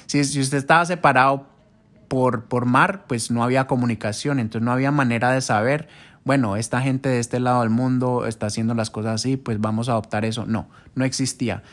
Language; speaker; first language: Spanish; early bilingual, heritage; Spanish